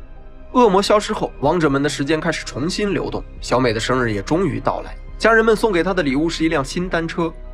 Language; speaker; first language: Chinese; native; Chinese